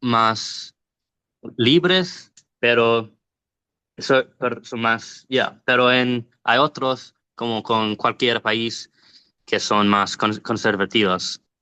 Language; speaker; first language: Spanish; non-native, learner; English